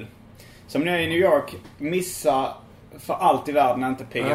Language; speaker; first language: Swedish; native; Swedish